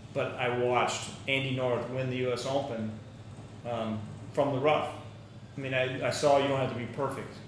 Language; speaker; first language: English; native; English